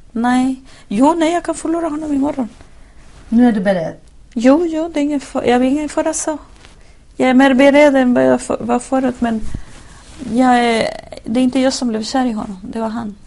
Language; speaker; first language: Swedish; non-native, fluent; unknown